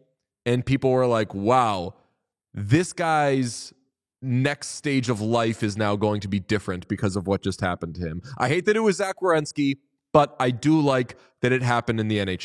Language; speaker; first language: English; native; English